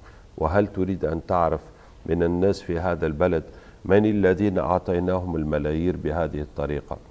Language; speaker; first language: Arabic; native; Arabic